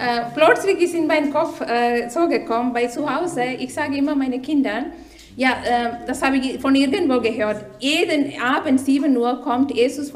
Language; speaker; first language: German; non-native, learner; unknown